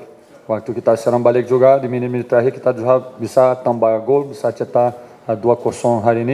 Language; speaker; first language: Indonesian; non-native, fluent; Portuguese